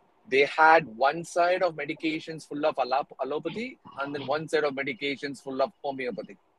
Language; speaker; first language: English; non-native, local second language; Tamil